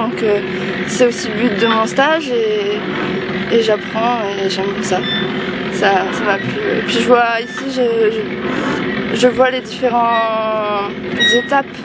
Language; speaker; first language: French; native; French